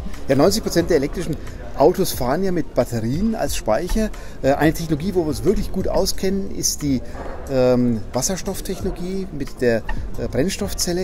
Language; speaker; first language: German; native; German